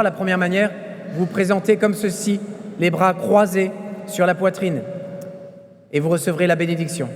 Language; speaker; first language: French; native; French